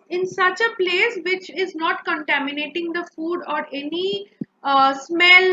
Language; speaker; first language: English; non-native, local second language; Bangla